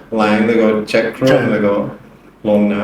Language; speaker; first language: Thai; non-native, learner; English